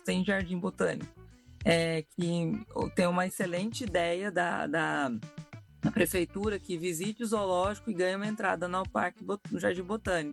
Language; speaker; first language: Portuguese; native; Portuguese